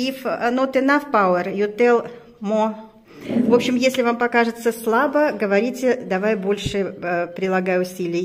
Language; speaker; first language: Russian; native; Russian